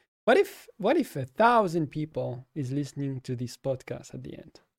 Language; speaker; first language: English; non-native, fluent; French